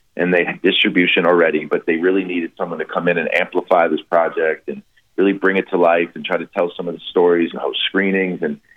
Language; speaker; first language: English; native; English